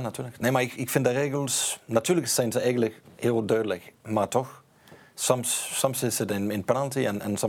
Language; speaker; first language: Dutch; non-native, fluent; Danish